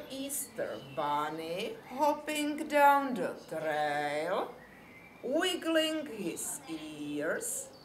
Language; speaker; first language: English; non-native, fluent; Czech